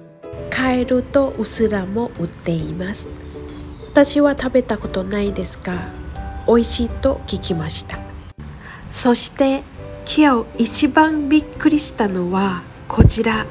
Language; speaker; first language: Japanese; non-native, fluent; Thai